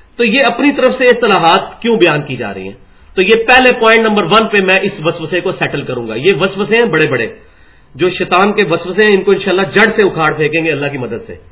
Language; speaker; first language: Urdu; non-native, local second language; Punjabi